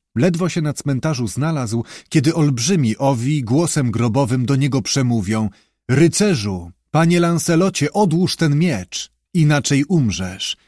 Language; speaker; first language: Polish; native; Polish